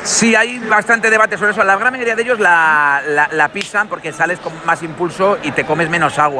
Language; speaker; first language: Spanish; native; Spanish